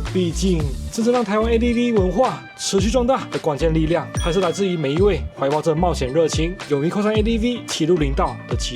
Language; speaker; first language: Chinese; native; Chinese